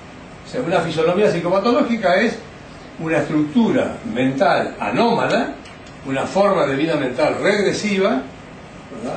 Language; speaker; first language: Spanish; native; Spanish